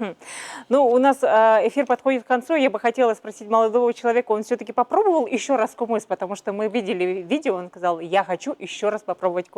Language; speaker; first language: Russian; native; Russian